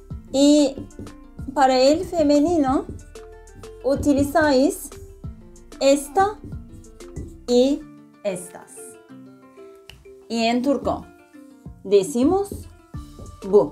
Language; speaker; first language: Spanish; non-native, fluent; Turkish